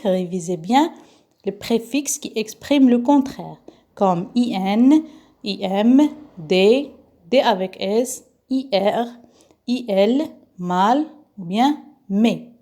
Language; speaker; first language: French; non-native, local second language; Arabic